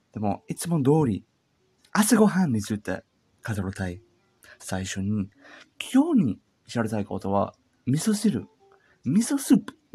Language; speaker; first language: Japanese; non-native, learner; English